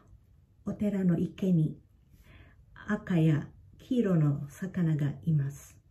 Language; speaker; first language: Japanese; non-native, fluent; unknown